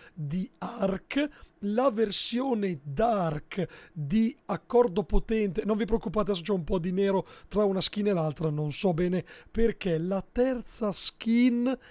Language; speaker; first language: Italian; native; Italian